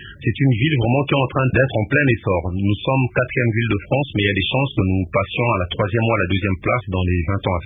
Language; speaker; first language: French; non-native, local second language; Lingala